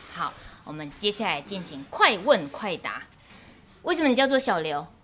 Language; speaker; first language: Chinese; native; Chinese